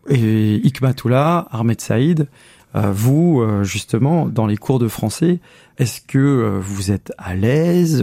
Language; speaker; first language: French; native; French